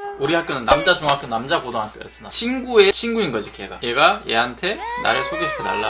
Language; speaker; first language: Korean; native; Korean